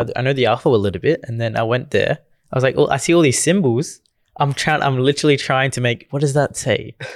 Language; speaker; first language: English; early bilingual, other home language; Gujarati